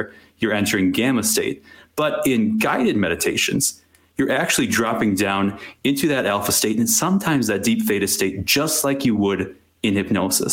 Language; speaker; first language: English; native; English